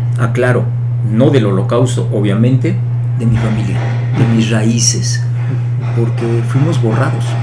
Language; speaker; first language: Spanish; early bilingual, other home language; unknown